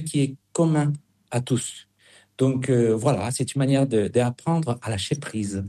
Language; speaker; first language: French; non-native, fluent; Spanish